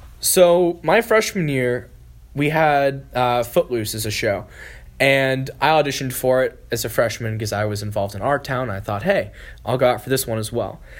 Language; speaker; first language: English; native; English